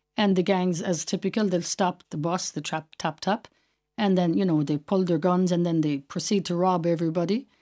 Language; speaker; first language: English; native; English